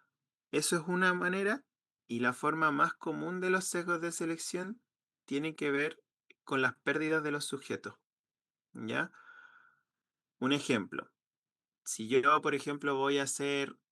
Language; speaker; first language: Spanish; native; Spanish